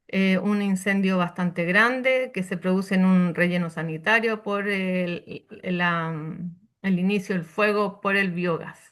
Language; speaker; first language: Spanish; native; Spanish